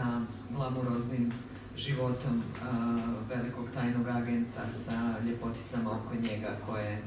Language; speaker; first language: Croatian; native; Croatian